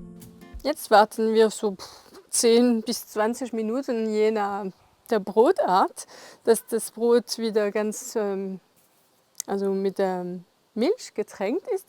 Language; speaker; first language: German; non-native, fluent; French